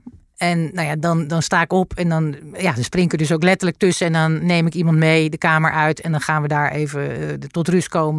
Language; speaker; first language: Dutch; native; Dutch